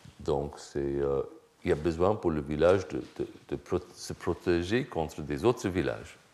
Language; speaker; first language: French; non-native, fluent; Swedish